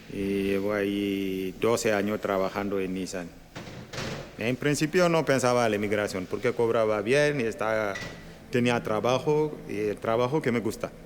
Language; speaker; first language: Spanish; non-native, local second language; Wolof